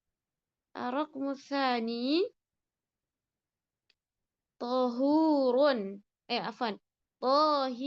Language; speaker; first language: Arabic; non-native, fluent; Indonesian